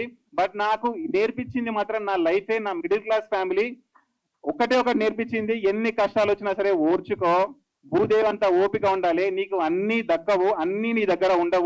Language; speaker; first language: Telugu; native; Telugu